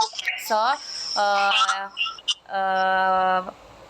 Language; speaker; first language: English; non-native, learner; Indonesian